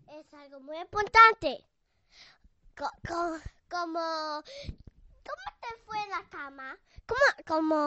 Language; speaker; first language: Spanish; early bilingual, heritage; Spanish